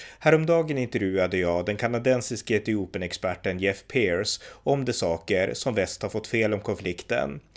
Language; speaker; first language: Swedish; native; Swedish